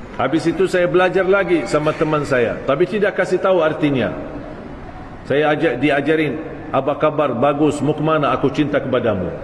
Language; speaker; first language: Malay; non-native, fluent; Arabic